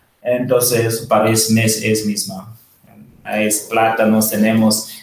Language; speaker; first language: Spanish; non-native, learner; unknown